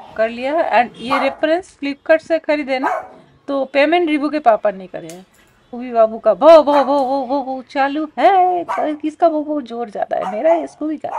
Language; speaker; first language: Hindi; non-native, local second language; Bangla